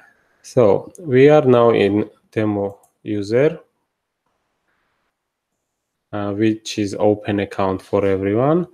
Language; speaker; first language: English; non-native, fluent; Georgian